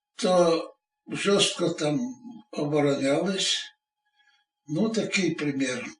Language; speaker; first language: Russian; non-native, local second language; Ukrainian